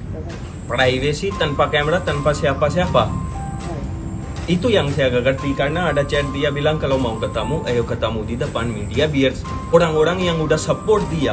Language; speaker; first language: Indonesian; non-native, fluent; Hindi